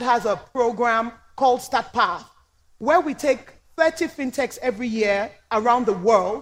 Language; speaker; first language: English; non-native, local second language; Yoruba